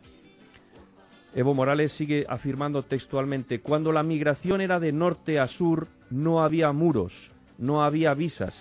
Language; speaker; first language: Spanish; native; Spanish